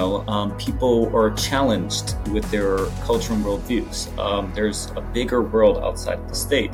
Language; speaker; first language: English; non-native, fluent; Japanese